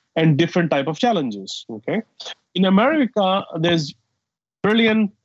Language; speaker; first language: English; non-native, fluent; Arabic